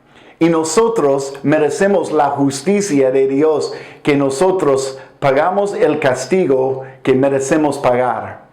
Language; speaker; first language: Spanish; non-native, fluent; English